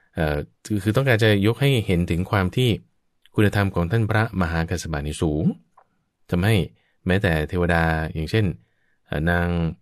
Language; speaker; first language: Thai; native; Thai